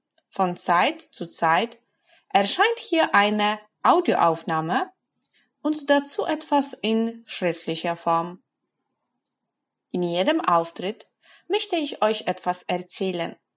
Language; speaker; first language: German; non-native, fluent; Polish